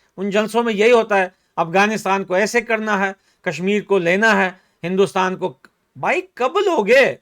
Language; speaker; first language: Hindi; native; Hindi